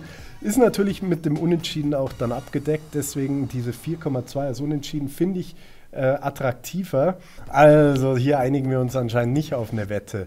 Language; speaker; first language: German; native; German